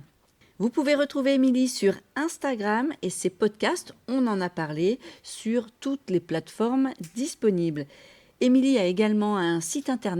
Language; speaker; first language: French; native; French